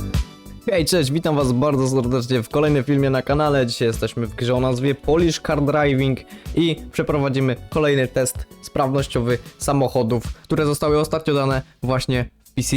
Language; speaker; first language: Polish; native; Polish